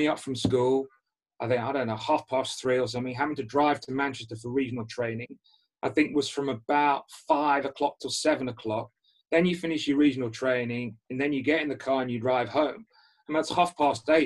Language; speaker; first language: English; native; English